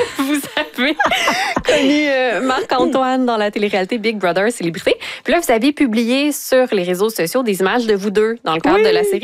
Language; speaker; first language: French; native; French